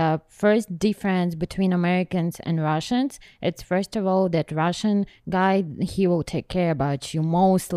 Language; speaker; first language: English; non-native, learner; Ukrainian